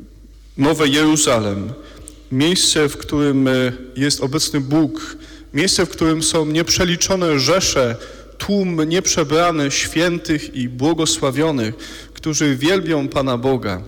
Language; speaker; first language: Polish; native; Polish